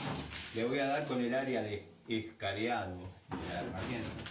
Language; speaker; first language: Spanish; native; Spanish